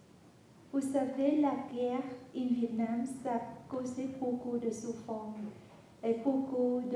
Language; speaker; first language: French; non-native, fluent; Vietnamese